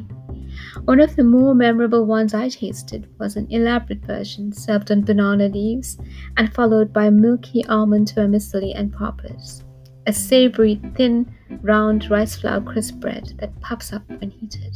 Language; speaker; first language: English; native; English